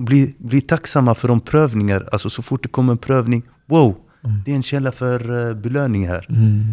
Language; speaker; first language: Swedish; non-native, fluent; Arabic